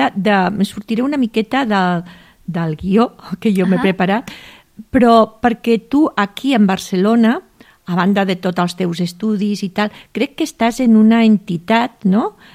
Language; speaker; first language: Catalan; native; Catalan